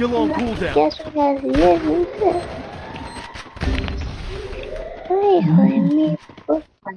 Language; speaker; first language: Spanish; native; Spanish